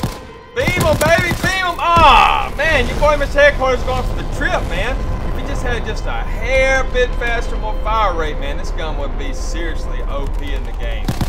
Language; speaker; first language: English; native; English